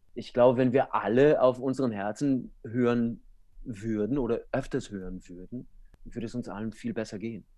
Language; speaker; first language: German; non-native, fluent; English